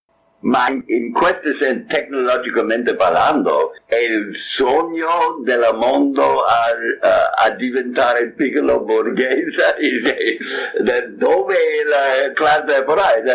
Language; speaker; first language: Italian; non-native, fluent; English